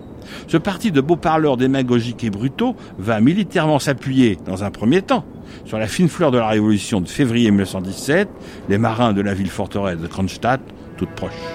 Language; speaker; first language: French; native; French